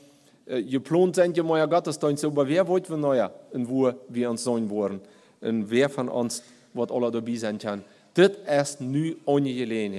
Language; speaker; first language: German; non-native, learner; Plautdietsch